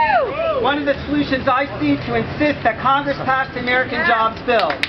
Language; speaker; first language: English; native; English